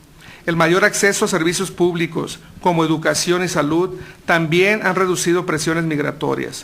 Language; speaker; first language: Spanish; native; Spanish